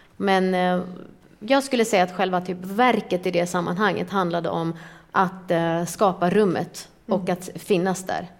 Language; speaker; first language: Swedish; early bilingual, other home language; Persian